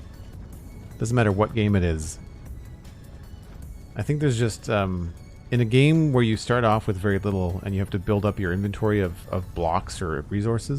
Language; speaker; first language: English; native; English